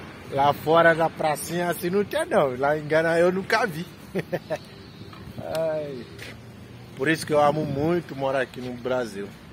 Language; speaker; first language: Portuguese; non-native, fluent; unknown